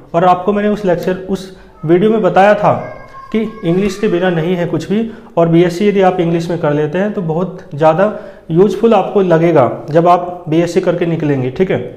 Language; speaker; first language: Hindi; native; Hindi